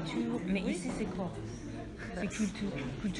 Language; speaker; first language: French; non-native, learner; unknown